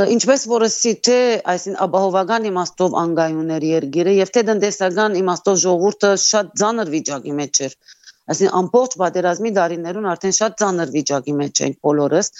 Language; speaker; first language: Armenian; early bilingual, heritage; Armenian